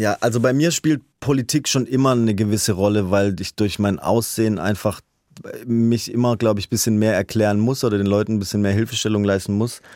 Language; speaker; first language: German; native; German